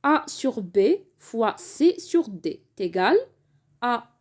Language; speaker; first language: French; non-native, local second language; Arabic